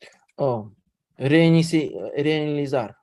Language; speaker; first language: Spanish; non-native, learner; Russian